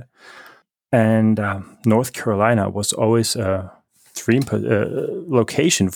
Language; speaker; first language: English; non-native, fluent; German